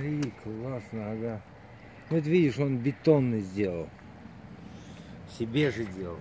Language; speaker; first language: Russian; native; Russian